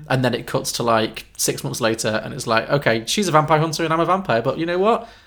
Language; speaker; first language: English; native; English